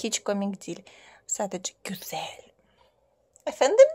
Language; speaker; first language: Turkish; non-native, learner; Russian